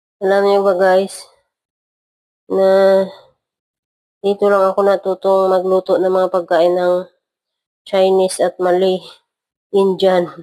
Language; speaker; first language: Filipino; non-native, local second language; Hiligaynon